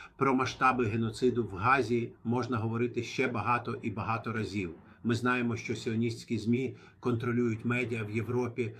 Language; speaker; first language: Ukrainian; non-native, fluent; Arabic